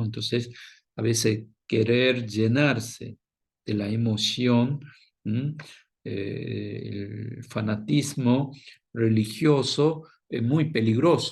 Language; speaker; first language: Spanish; non-native, fluent; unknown